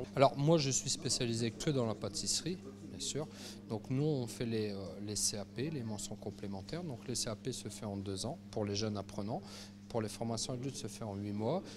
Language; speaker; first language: French; native; French